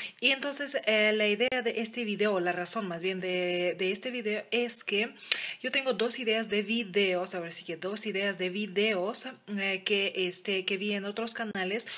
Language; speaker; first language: Spanish; non-native, fluent; Lithuanian